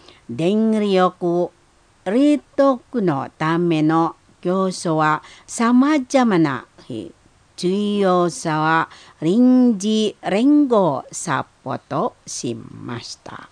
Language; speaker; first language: Japanese; non-native, learner; Indonesian